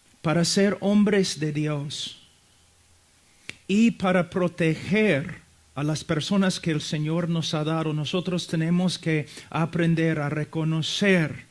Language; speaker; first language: Spanish; non-native, fluent; English